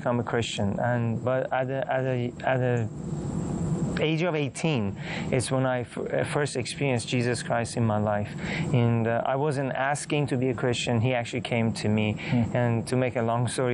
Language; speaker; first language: English; native; English